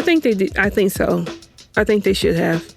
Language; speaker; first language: English; native; English